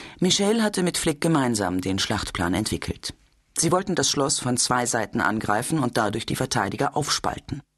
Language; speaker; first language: German; native; German